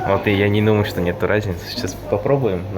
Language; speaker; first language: Russian; non-native, learner; Mongolian